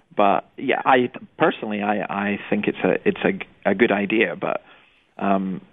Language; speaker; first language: English; native; English